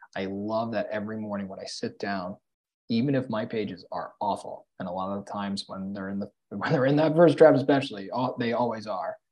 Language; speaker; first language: English; native; English